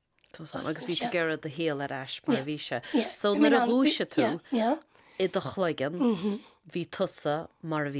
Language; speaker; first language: Irish; native; Irish